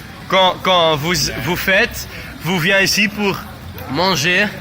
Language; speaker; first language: French; non-native, learner; Dutch